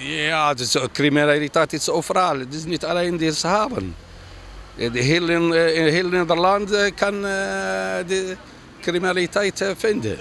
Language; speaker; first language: Dutch; non-native, fluent; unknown